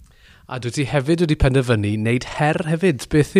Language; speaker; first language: Welsh; native; Welsh